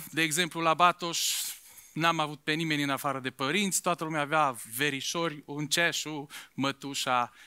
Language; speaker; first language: Romanian; non-native, local second language; Hungarian